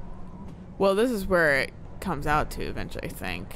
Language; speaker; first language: English; native; English